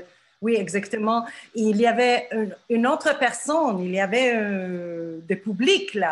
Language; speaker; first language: French; non-native, fluent; Turkish